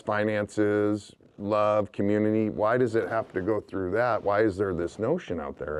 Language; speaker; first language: English; native; English